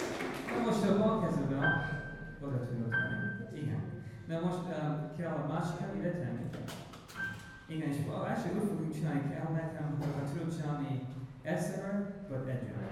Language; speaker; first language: Hungarian; non-native, learner; English